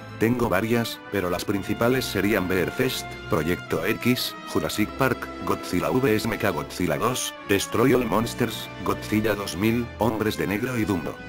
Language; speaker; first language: Spanish; native; Spanish